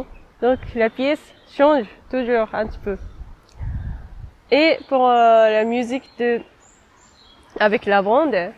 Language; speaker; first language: French; non-native, fluent; Japanese